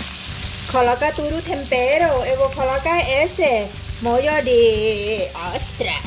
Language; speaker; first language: Portuguese; non-native, learner; Thai